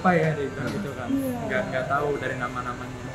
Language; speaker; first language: Indonesian; native; Indonesian